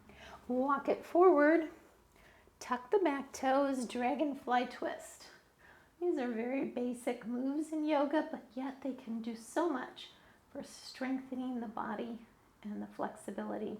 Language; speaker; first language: English; native; English